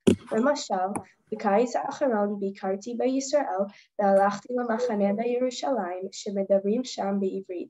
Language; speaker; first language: Hebrew; non-native, learner; English